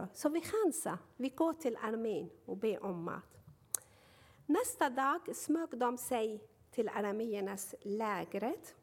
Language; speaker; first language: Swedish; non-native, fluent; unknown